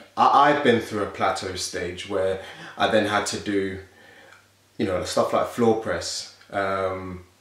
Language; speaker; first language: English; native; English